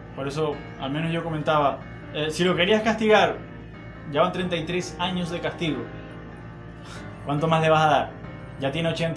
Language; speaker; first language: Spanish; native; Spanish